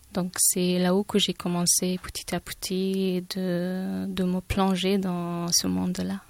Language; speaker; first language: French; non-native, fluent; Persian